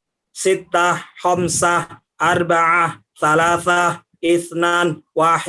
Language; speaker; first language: Arabic; non-native, learner; Indonesian